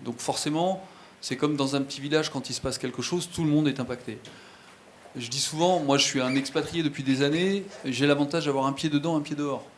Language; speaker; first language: French; native; French